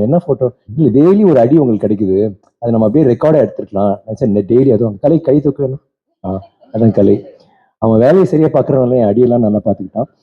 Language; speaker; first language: Tamil; native; Tamil